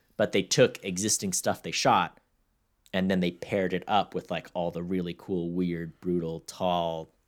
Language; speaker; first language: English; native; English